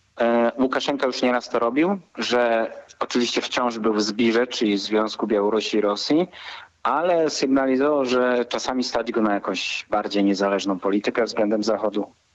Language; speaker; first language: Polish; native; Polish